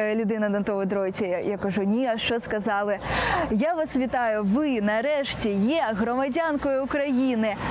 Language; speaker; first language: Ukrainian; non-native, local second language; Russian